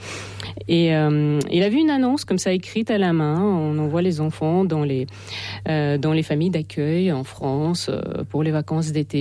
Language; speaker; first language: French; non-native, fluent; Russian